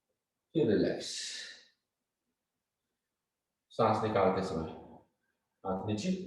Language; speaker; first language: Hindi; native; Hindi